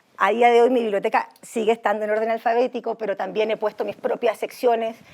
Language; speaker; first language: Spanish; native; Spanish